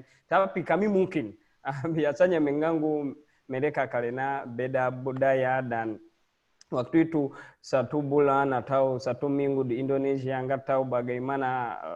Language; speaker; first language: Indonesian; non-native, learner; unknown